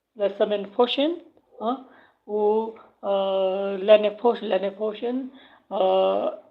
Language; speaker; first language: French; non-native, learner; Punjabi